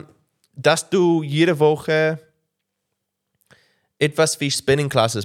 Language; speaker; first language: German; non-native, learner; English